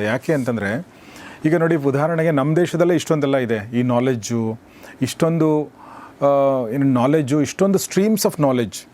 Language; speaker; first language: Kannada; native; Kannada